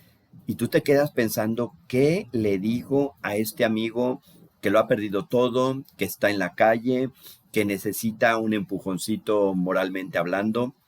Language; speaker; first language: Spanish; native; Spanish